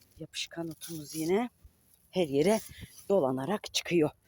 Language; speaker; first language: Turkish; native; Turkish